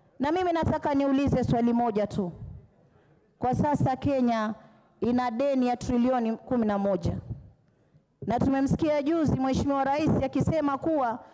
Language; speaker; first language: Swahili; native; Swahili